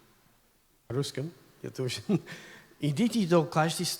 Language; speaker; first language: Russian; non-native, learner; English